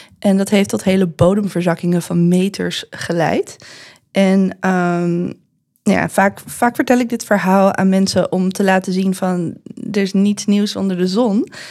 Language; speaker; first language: Dutch; native; Dutch